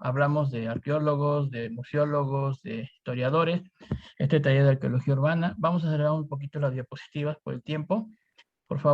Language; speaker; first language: Spanish; native; Spanish